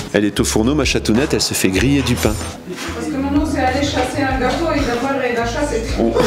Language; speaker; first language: French; native; French